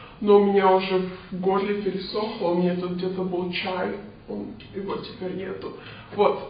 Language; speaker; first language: Russian; non-native, fluent; English